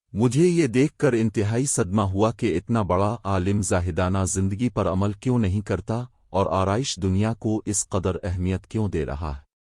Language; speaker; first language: Urdu; native; Urdu